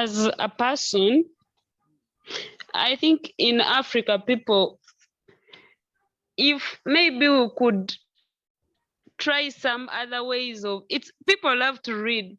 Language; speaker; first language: English; non-native, local second language; Nyankole